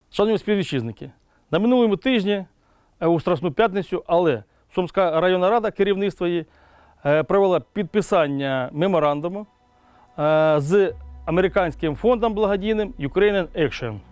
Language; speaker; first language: Ukrainian; native; Ukrainian